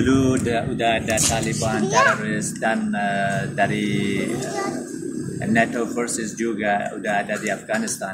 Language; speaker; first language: Indonesian; non-native, learner; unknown